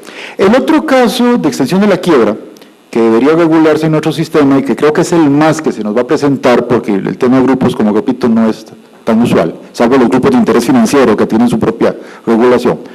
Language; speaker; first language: Spanish; native; Spanish